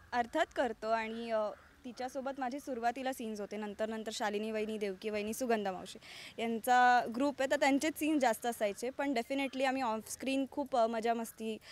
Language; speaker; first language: Marathi; native; Marathi